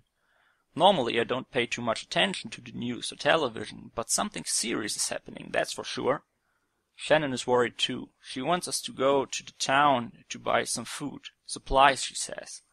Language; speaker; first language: English; non-native, fluent; German